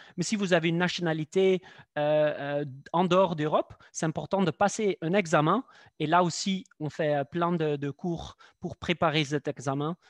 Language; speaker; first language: French; non-native, fluent; Dutch